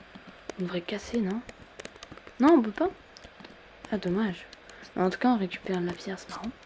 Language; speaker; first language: French; native; French